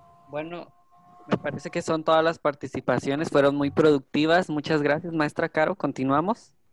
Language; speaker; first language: Spanish; native; Spanish